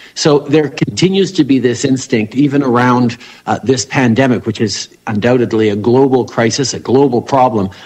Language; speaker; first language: English; early bilingual, other home language; French